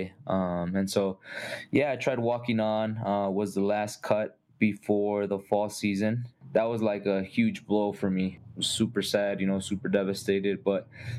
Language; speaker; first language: English; native; English